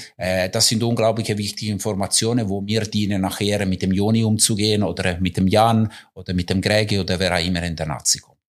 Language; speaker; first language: German; non-native, local second language; Italian